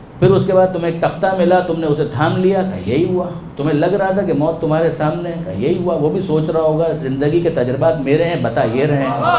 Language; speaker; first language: Urdu; non-native, local second language; Gujarati